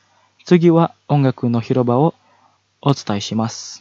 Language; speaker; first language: Japanese; non-native, fluent; Indonesian